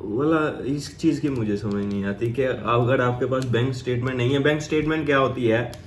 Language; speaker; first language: Urdu; non-native, local second language; Punjabi